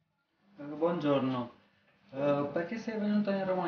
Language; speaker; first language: Italian; non-native, learner; Romanian